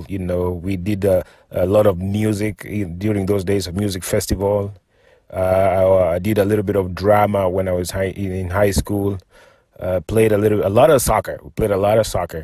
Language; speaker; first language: English; non-native, local second language; Luo (Kenya and Tanzania)